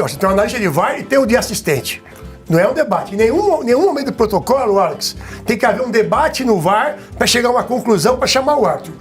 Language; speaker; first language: Portuguese; native; Portuguese